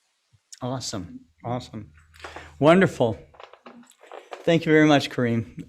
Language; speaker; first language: English; native; English